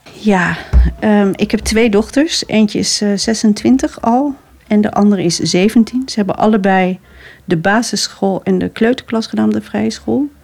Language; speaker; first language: Dutch; native; Dutch